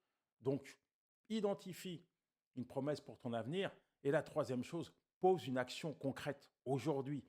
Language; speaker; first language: French; native; French